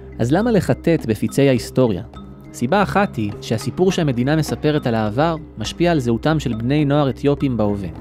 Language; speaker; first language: Hebrew; native; Hebrew